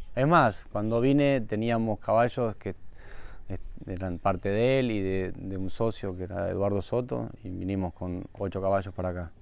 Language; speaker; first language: Spanish; native; Spanish